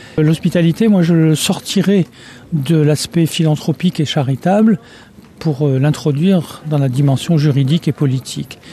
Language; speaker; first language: French; native; French